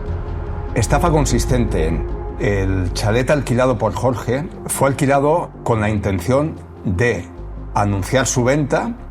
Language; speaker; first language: Spanish; native; Spanish